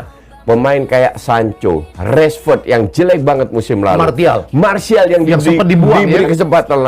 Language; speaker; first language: Indonesian; native; Indonesian